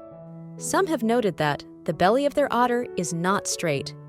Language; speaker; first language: English; non-native, fluent; Chinese